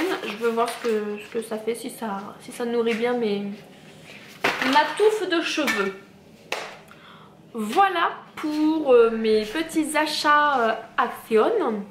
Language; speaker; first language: French; native; French